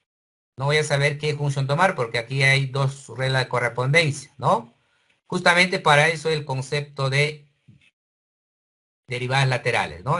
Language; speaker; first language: Spanish; native; Spanish